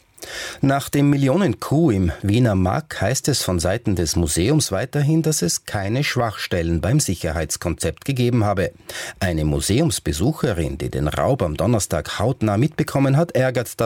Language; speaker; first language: German; native; German